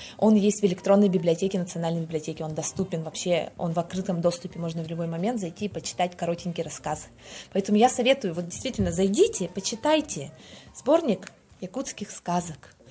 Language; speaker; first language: Russian; non-native, local second language; Yakut